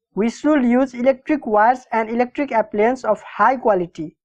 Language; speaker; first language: English; non-native, local second language; Nepali